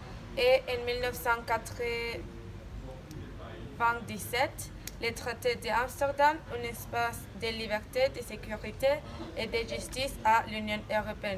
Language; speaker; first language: French; non-native, learner; Spanish